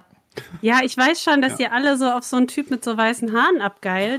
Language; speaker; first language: German; native; German